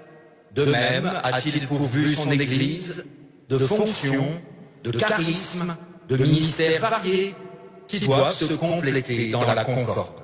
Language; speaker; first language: French; native; French